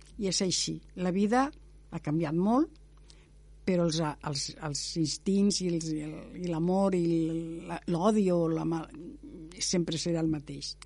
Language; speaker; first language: Catalan; non-native, local second language; Spanish